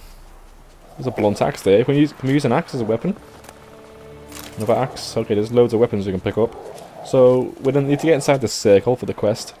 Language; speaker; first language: English; native; English